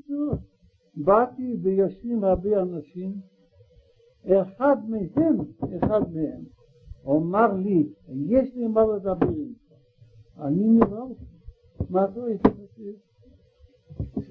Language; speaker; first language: Hebrew; non-native, learner; Russian